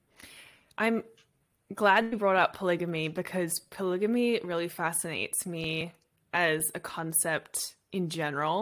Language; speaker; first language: English; native; English